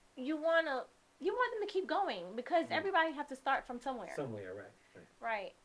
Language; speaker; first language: English; native; English